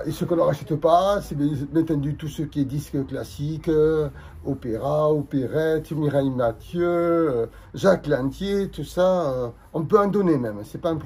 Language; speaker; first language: French; native; French